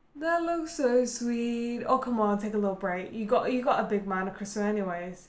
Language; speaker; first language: English; native; English